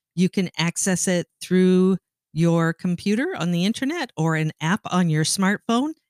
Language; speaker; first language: English; native; English